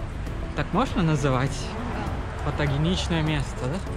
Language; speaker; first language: Russian; non-native, learner; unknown